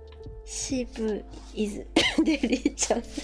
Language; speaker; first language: English; non-native, learner; Japanese